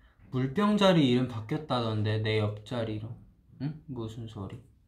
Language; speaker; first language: Korean; early bilingual, heritage; Korean